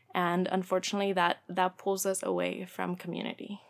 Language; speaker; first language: English; early bilingual, other home language; Spanish